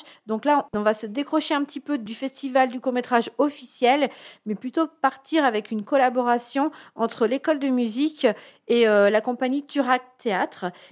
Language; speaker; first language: French; native; French